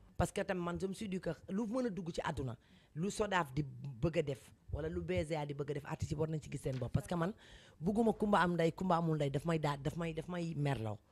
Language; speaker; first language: Wolof; native; Wolof